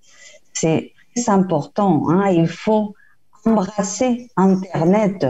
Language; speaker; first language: French; non-native, fluent; Spanish